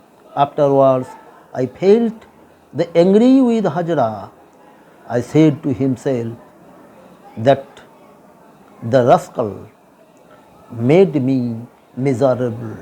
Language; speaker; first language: English; non-native, local second language; Bangla